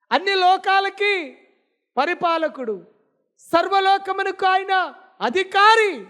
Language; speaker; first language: Telugu; non-native, local second language; Lambadi